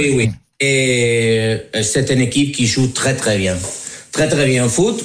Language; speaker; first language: French; non-native, learner; Spanish